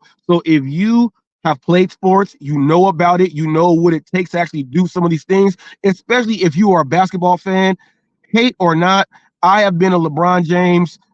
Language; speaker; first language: English; native; English